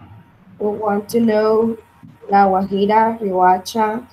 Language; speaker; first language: English; non-native, learner; Spanish